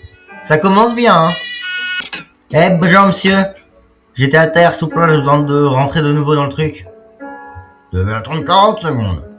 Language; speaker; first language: French; native; French